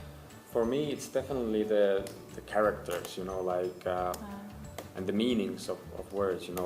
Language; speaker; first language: English; non-native, fluent; Finnish